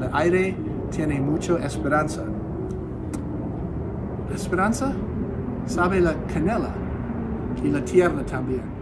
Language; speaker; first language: Spanish; non-native, learner; English